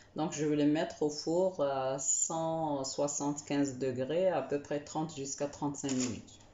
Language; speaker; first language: French; non-native, local second language; Arabic